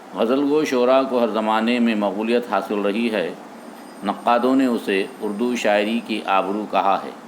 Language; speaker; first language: Urdu; native; Urdu